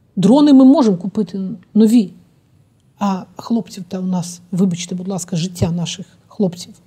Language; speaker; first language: Ukrainian; non-native, fluent; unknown